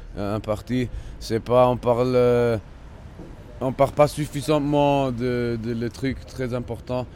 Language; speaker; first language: French; non-native, local second language; Spanish